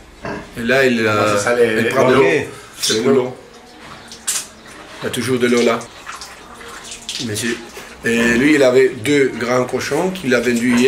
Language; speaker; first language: French; non-native, learner; Spanish